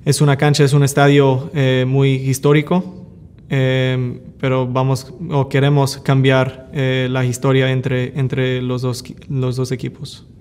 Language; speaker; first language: Spanish; early bilingual, heritage; English